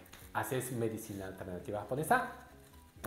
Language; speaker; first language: Spanish; non-native, learner; Japanese